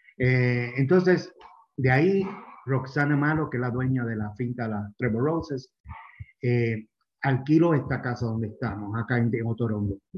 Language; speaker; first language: Spanish; native; Spanish